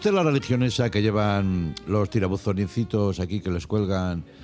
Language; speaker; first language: Spanish; native; Spanish